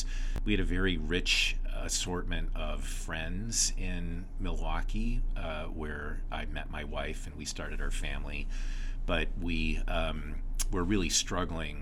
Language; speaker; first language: English; native; English